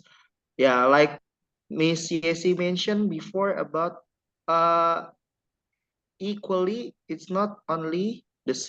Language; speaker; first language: English; non-native, learner; Indonesian